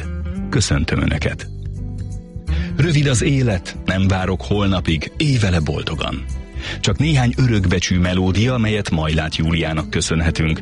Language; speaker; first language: Hungarian; native; Hungarian